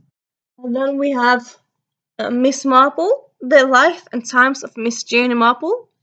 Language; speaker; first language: English; early bilingual, heritage; Norwegian